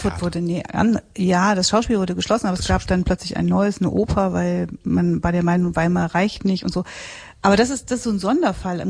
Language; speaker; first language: German; native; German